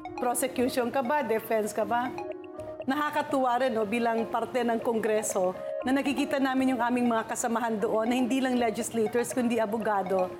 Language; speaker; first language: Filipino; non-native, local second language; Cebuano